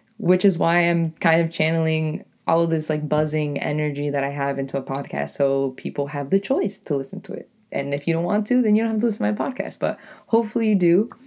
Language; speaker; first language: English; native; English